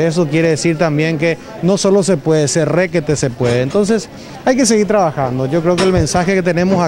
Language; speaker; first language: Spanish; native; Spanish